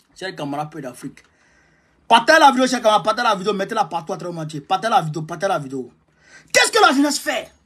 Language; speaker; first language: French; non-native, local second language; Dyula